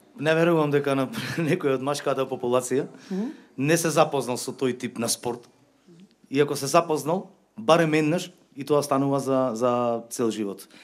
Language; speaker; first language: Macedonian; native; Macedonian